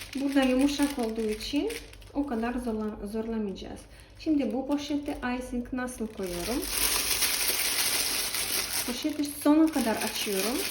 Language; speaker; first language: Turkish; non-native, learner; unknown